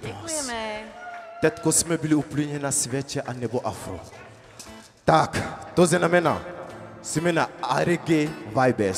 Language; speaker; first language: Czech; non-native, learner; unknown